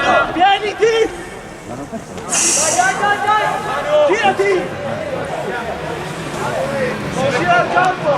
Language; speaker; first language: Italian; native; Italian